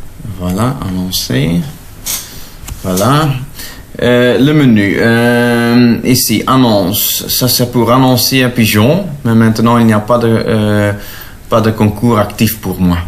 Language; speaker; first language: French; non-native, local second language; Dutch